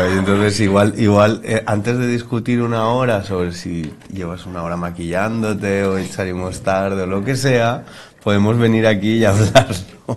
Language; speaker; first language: Spanish; native; Spanish